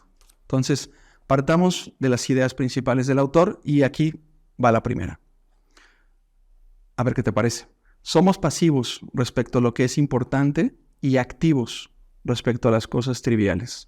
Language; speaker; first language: Spanish; native; Spanish